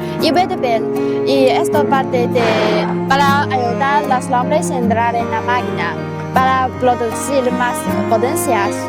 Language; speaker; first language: Spanish; non-native, learner; Chinese